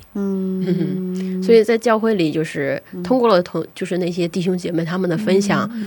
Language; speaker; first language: Chinese; native; Chinese